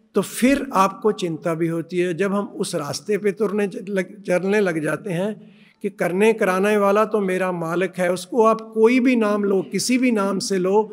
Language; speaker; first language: Hindi; non-native, local second language; Punjabi